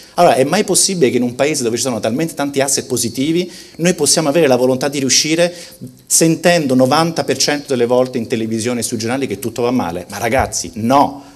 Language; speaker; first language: Italian; early bilingual, heritage; Italian